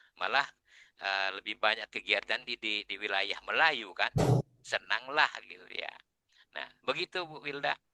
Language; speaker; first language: Indonesian; non-native, local second language; Batak Toba